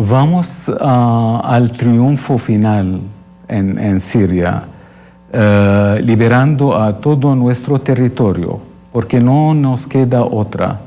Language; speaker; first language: Spanish; non-native, fluent; Arabic